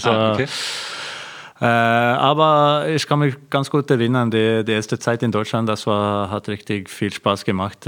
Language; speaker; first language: German; non-native, fluent; Norwegian